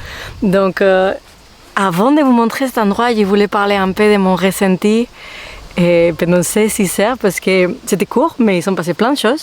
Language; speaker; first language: French; non-native, fluent; Spanish